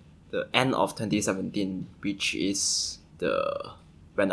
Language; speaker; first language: English; non-native, local second language; Chinese